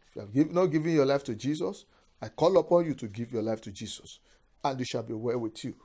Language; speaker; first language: English; non-native, local second language; Yoruba